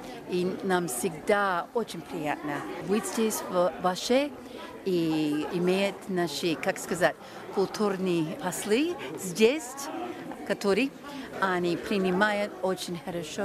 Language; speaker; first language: Russian; non-native, fluent; English